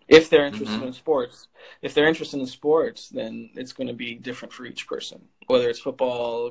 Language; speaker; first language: English; native; English